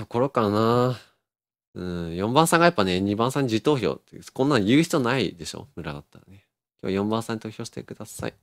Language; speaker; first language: Japanese; native; Japanese